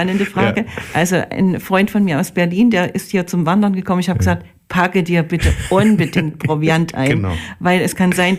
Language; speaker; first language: German; native; German